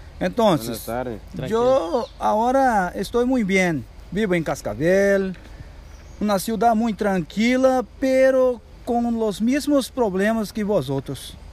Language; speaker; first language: Portuguese; non-native, learner; Spanish